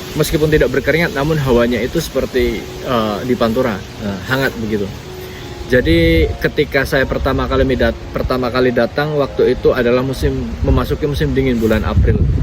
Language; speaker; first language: Indonesian; native; Indonesian